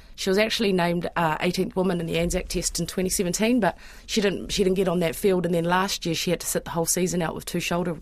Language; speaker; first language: English; native; English